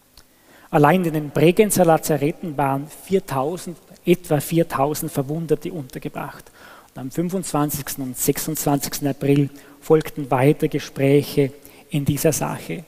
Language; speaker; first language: German; native; German